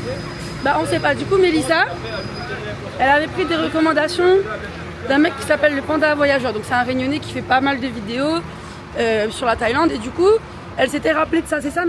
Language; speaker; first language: French; native; French